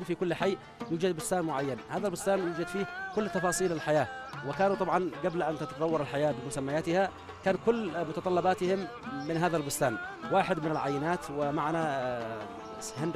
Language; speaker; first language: Arabic; native; Arabic